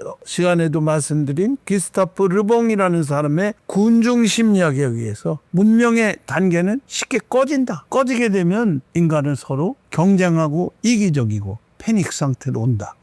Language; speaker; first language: Korean; native; Korean